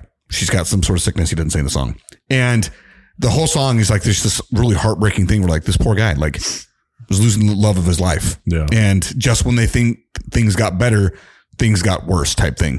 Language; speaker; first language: English; native; English